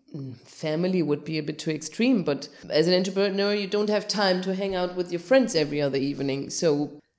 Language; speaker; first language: English; non-native, fluent; German